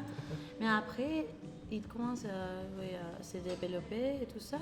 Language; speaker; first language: French; non-native, learner; Spanish